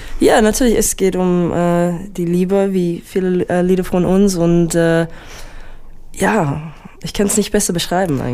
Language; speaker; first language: German; non-native, learner; English